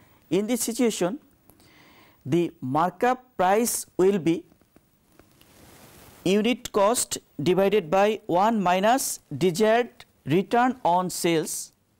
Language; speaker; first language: English; non-native, local second language; Bangla